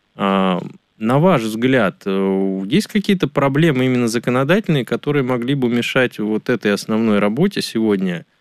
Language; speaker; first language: Russian; native; Russian